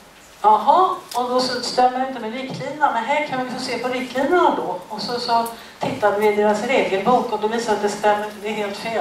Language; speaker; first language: Swedish; native; Swedish